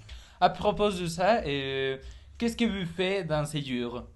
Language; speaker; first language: French; non-native, learner; Spanish